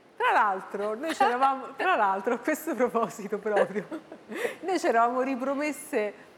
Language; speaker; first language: Italian; native; Italian